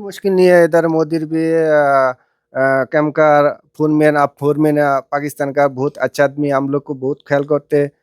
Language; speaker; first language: Hindi; non-native, learner; Bangla